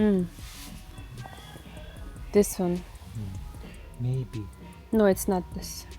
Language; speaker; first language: English; non-native, learner; Ukrainian